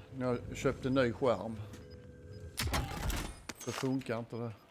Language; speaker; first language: Swedish; native; Swedish